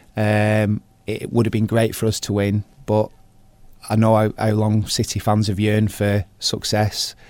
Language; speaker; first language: English; native; English